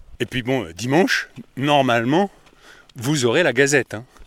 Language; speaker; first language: French; native; French